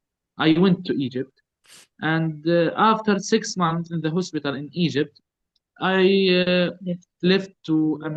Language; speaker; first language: English; non-native, learner; Arabic